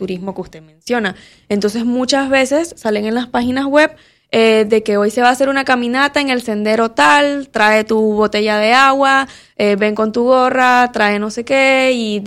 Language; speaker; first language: Spanish; native; Spanish